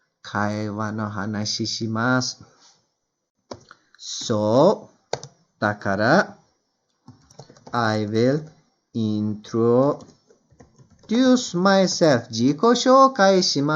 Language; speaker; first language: Japanese; non-native, fluent; Turkish